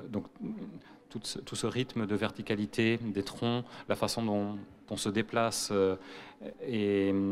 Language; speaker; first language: French; native; French